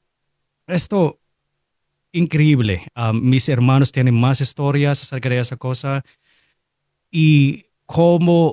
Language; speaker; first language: Spanish; non-native, fluent; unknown